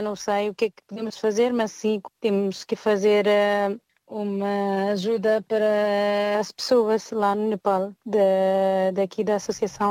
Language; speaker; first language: Portuguese; non-native, learner; Nepali